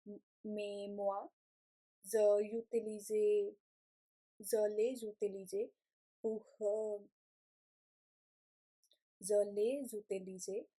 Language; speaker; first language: French; non-native, learner; Punjabi